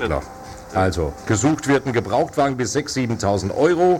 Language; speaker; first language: German; native; German